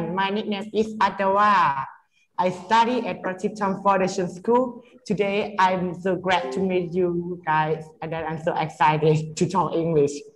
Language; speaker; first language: English; non-native, learner; Thai